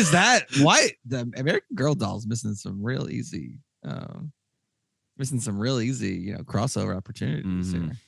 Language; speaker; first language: English; native; English